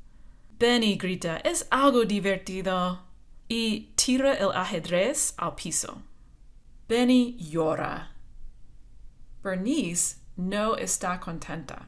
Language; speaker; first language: Spanish; non-native, fluent; English